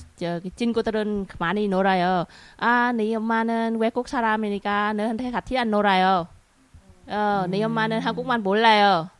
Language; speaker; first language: Korean; non-native, fluent; Vietnamese